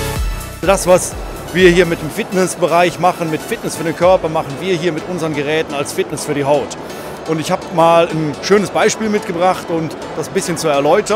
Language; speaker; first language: German; native; German